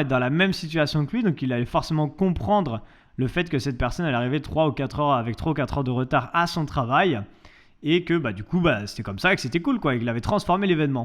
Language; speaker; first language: French; native; French